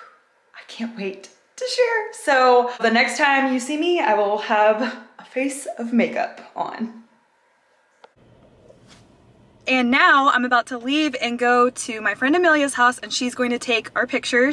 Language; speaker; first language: English; native; English